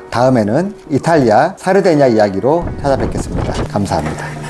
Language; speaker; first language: Korean; native; Korean